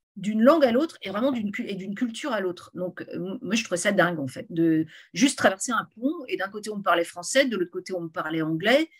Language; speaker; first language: French; native; French